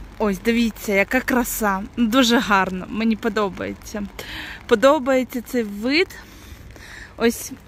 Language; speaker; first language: Ukrainian; non-native, local second language; Russian